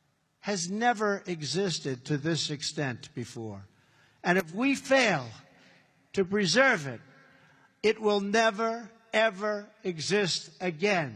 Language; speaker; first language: English; native; English